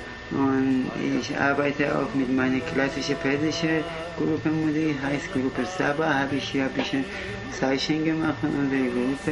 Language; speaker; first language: German; non-native, fluent; Kurdish